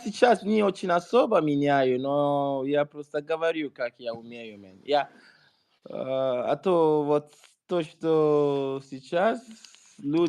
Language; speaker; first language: Russian; non-native, fluent; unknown